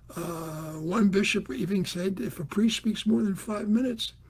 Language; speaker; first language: English; native; English